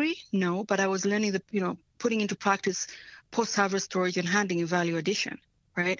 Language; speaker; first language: English; non-native, local second language; Swahili